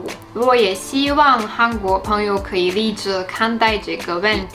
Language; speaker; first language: Chinese; non-native, fluent; Slovak